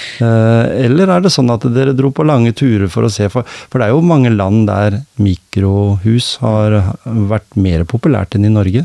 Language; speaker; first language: Norwegian; native; Norwegian